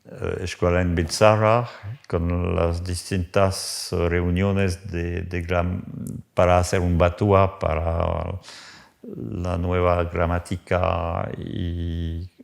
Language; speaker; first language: Spanish; non-native, fluent; French